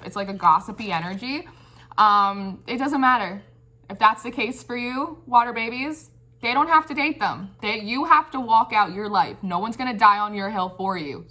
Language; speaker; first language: English; native; English